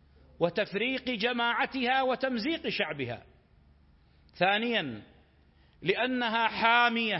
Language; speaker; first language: Arabic; native; Arabic